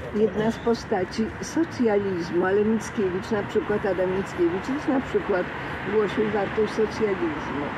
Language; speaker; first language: Polish; native; Polish